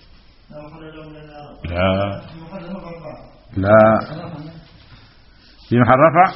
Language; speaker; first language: Arabic; native; Arabic